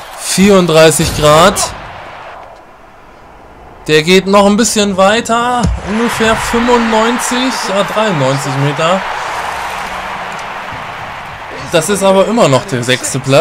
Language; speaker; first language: German; native; German